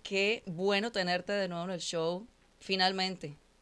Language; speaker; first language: Spanish; native; Spanish